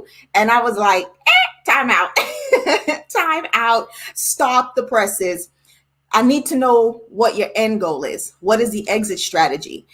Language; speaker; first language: English; native; English